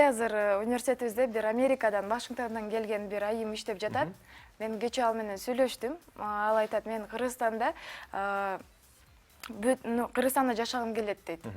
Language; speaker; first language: Kyrgyz; non-native, local second language; Uyghur